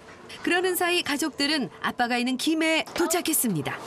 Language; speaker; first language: Korean; native; Korean